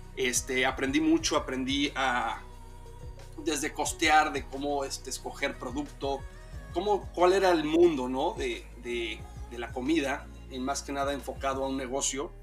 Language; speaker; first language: Spanish; native; Spanish